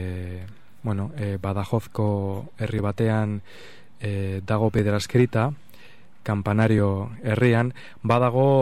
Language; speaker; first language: Basque; non-native, local second language; Spanish